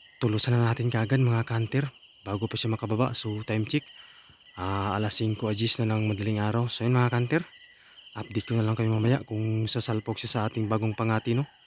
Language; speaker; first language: Filipino; non-native, local second language; Cebuano